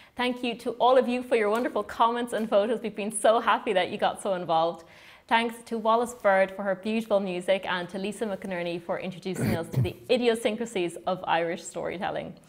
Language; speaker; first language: English; early bilingual, other home language; German